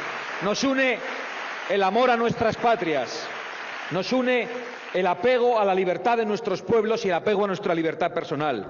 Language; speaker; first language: Spanish; native; Spanish